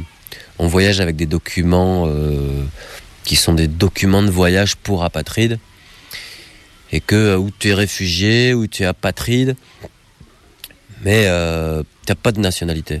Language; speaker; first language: French; native; French